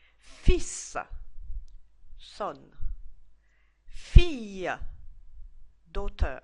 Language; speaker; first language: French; non-native, fluent; English